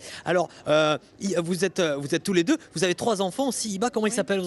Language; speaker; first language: French; native; French